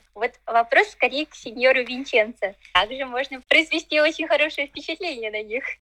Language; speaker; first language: Russian; native; Russian